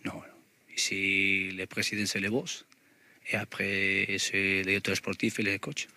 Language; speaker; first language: French; non-native, learner; Spanish